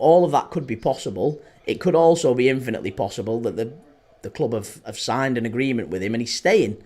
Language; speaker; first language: English; native; English